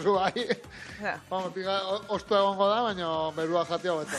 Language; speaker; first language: Basque; non-native, local second language; Spanish